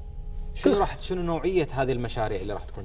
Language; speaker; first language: Arabic; native; Arabic